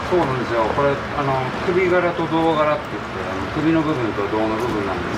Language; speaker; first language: Japanese; native; Japanese